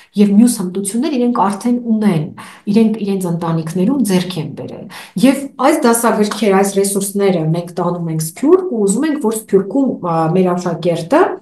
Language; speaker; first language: Armenian; native; Armenian